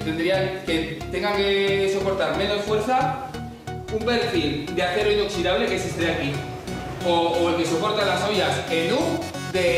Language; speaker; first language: Spanish; native; Spanish